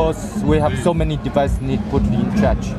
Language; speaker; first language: English; non-native, learner; Chinese